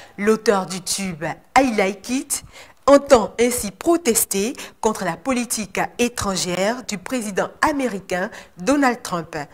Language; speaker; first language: French; non-native, local second language; Yoruba